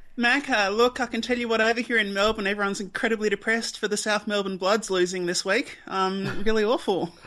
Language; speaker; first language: English; native; English